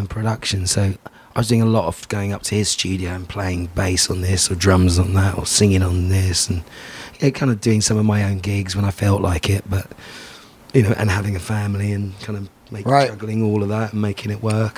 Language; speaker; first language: English; native; English